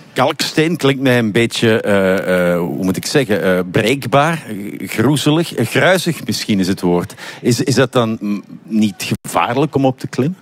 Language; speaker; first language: Dutch; native; Dutch